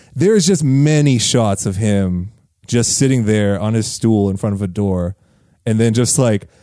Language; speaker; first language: English; native; English